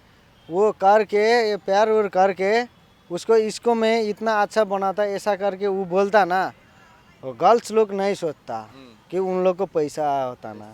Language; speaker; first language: Hindi; non-native, learner; Nepali